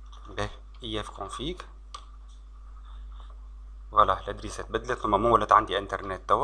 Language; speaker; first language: Arabic; native; Arabic